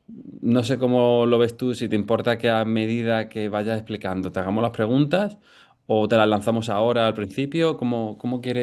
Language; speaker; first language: Spanish; native; Spanish